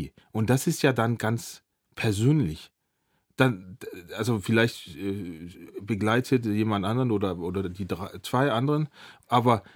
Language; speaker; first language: German; non-native, fluent; Danish